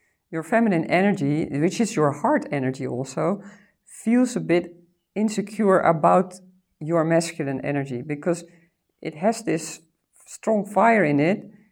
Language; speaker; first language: English; non-native, fluent; Dutch